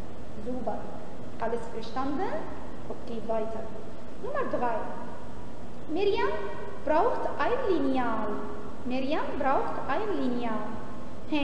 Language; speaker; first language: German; non-native, fluent; Arabic